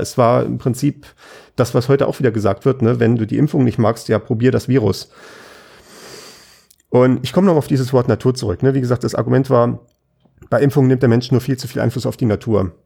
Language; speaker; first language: German; native; German